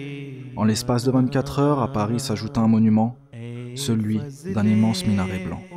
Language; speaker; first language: French; native; French